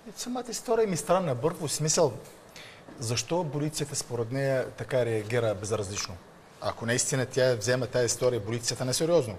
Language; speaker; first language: Bulgarian; non-native, fluent; Arabic